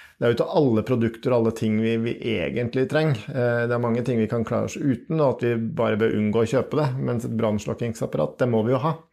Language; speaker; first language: Norwegian; native; Norwegian